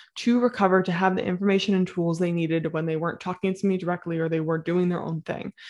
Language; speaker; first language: English; native; English